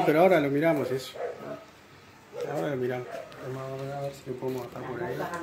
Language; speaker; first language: Spanish; native; Spanish